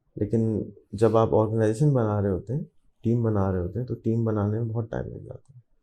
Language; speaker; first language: Urdu; native; Urdu